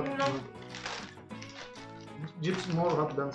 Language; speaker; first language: English; non-native, learner; Turkish